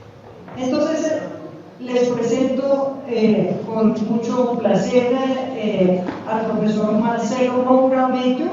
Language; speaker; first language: Spanish; native; Spanish